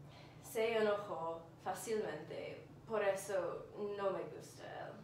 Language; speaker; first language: Spanish; non-native, learner; English